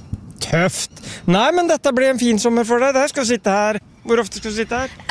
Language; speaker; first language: Norwegian; native; Norwegian